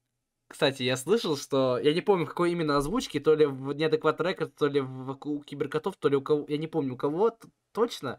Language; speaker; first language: Russian; native; Russian